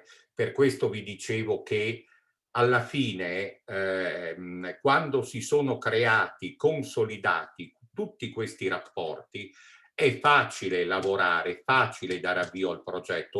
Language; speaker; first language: Italian; native; Italian